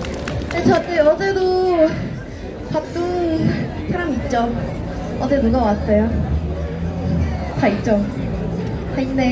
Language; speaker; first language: Korean; non-native, fluent; Chinese